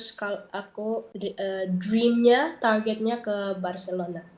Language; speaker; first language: Indonesian; early bilingual, heritage; Dutch